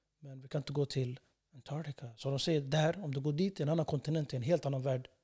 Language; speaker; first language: Swedish; early bilingual, other home language; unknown